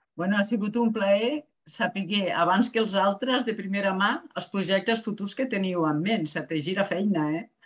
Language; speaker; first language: Catalan; non-native, local second language; Spanish